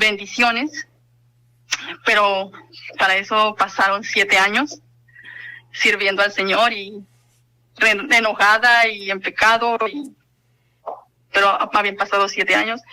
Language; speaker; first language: Spanish; native; Spanish